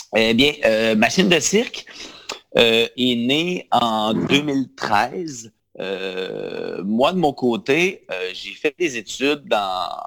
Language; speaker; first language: French; native; French